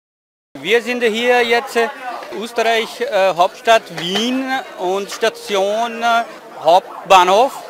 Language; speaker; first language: German; non-native, fluent; Punjabi